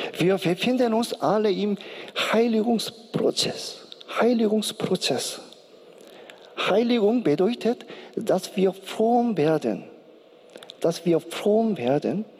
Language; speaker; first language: German; non-native, learner; Korean